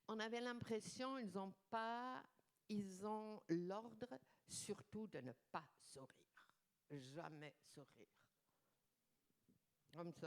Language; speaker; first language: French; non-native, fluent; German